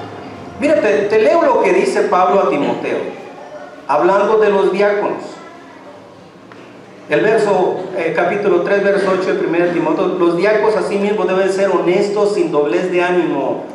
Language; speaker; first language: Spanish; native; Spanish